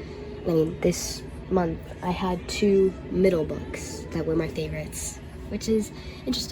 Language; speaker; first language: English; native; English